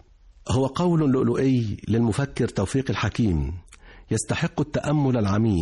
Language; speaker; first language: Arabic; native; Arabic